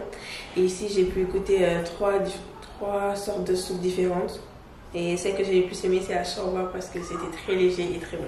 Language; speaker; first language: French; non-native, local second language; Wolof